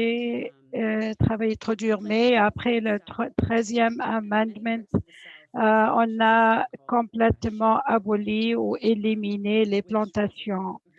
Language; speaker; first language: French; non-native, fluent; English